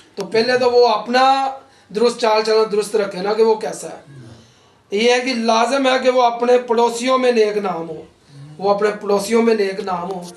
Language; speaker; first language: Urdu; non-native, local second language; Punjabi